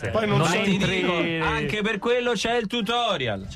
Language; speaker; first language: Italian; native; Italian